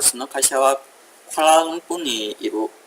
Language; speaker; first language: Japanese; non-native, learner; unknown